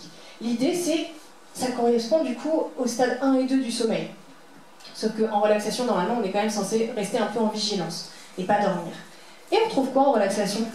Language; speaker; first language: French; native; French